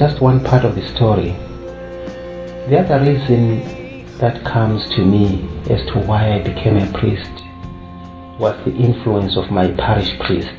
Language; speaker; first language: English; non-native, local second language; Shona